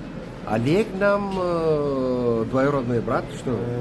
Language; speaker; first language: Russian; non-native, fluent; Urdu